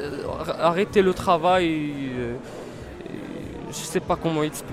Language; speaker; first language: French; non-native, learner; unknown